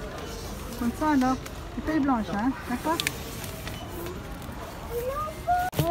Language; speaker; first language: French; native; French